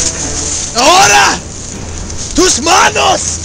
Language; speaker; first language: Spanish; non-native, learner; English